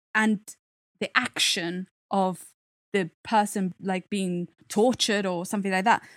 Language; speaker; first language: English; non-native, fluent; Italian